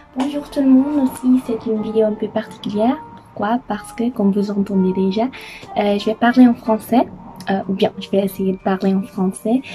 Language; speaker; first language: French; non-native, learner; Dutch